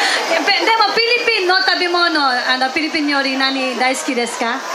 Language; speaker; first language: Japanese; non-native, learner; Filipino